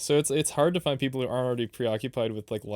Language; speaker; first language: English; native; English